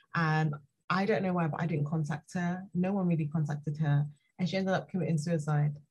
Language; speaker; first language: English; native; English